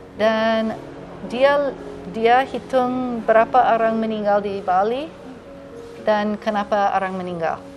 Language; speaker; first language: Indonesian; non-native, fluent; English